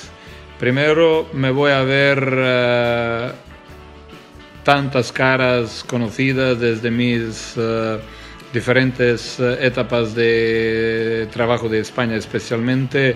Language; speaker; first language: Spanish; non-native, learner; Croatian